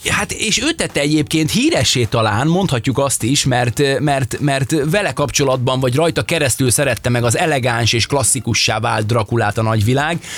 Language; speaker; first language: Hungarian; native; Hungarian